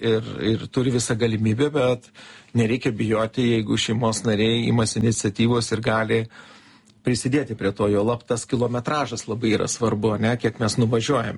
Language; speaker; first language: Lithuanian; native; Lithuanian